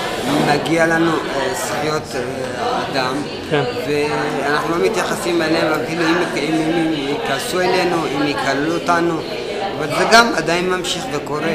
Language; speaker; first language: Hebrew; non-native, fluent; Tigrinya